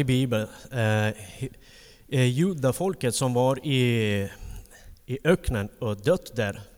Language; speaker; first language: Swedish; non-native, fluent; Ukrainian